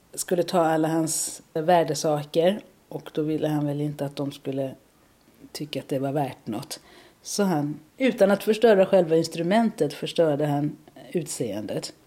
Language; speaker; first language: Swedish; early bilingual, other home language; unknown